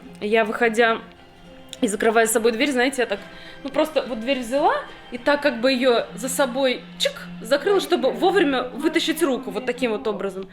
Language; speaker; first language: Russian; native; Russian